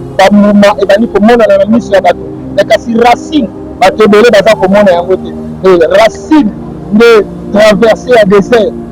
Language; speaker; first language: Lingala; native; Lingala